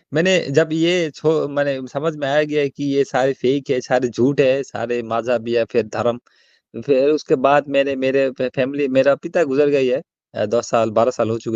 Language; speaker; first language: Hindi; non-native, learner; Bangla